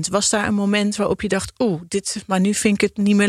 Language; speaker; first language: Dutch; native; Dutch